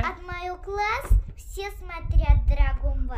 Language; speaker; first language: Russian; early bilingual, heritage; Russian